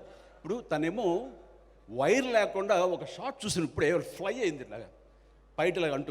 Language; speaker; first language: Telugu; native; Telugu